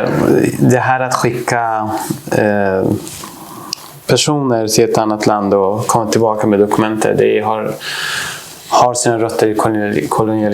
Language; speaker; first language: Swedish; non-native, fluent; Persian